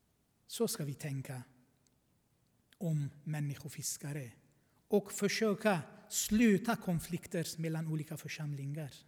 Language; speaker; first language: Swedish; non-native, fluent; Armenian